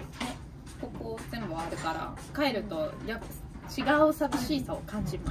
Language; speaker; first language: Japanese; non-native, fluent; Italian